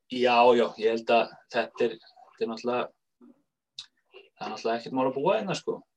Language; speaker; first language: Icelandic; native; Icelandic